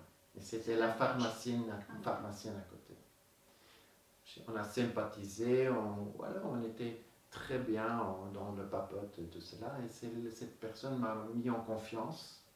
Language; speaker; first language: French; non-native, local second language; Dutch